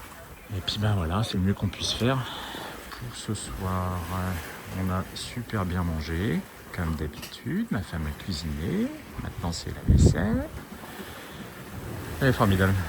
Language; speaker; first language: French; native; French